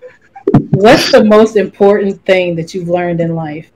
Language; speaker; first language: English; native; English